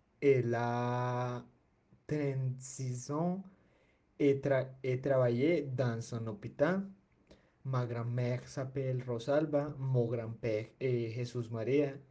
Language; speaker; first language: French; non-native, learner; Spanish